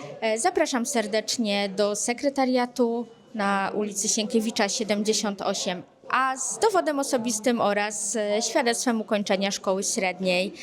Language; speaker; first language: Polish; native; Polish